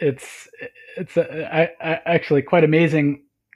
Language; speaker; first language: English; native; English